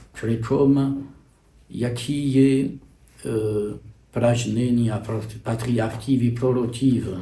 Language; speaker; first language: Ukrainian; non-native, learner; French